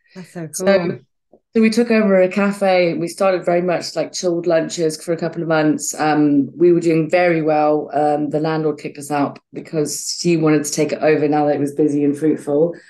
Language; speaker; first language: English; native; English